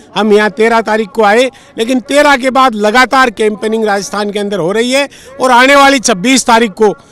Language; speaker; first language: Hindi; native; Hindi